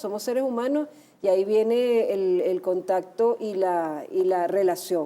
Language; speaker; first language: Spanish; native; Spanish